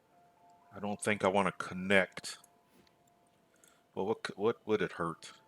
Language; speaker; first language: English; native; English